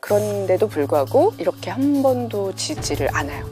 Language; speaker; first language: Korean; native; Korean